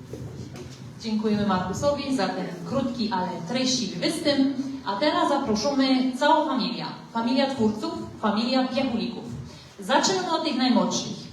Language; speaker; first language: Polish; native; Polish